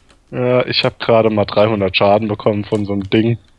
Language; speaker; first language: German; native; German